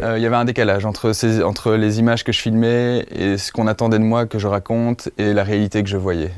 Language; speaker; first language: French; native; French